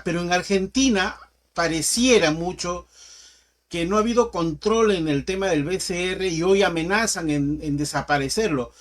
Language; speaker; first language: Spanish; native; Spanish